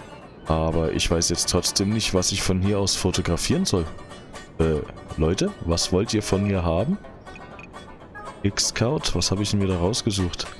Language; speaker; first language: German; native; German